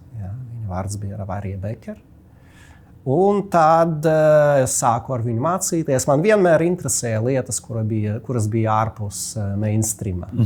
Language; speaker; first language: Latvian; non-native, local second language; Russian